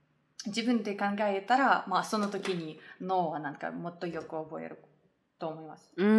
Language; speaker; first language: Japanese; non-native, fluent; Russian